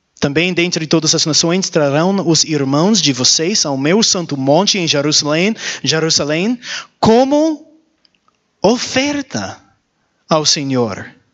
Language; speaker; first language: Portuguese; non-native, learner; English